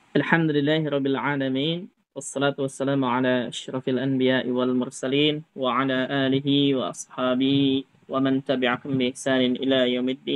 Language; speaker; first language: Arabic; non-native, fluent; Indonesian